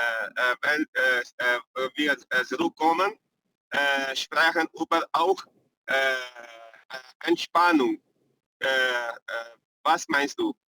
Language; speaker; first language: German; non-native, learner; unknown